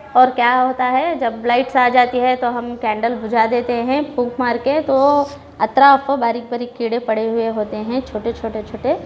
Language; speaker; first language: Hindi; native; Hindi